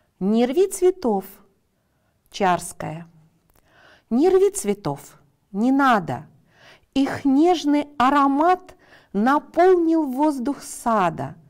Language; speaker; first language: Russian; native; Russian